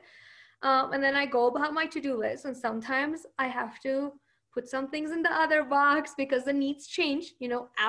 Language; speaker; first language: English; early bilingual, other home language; Persian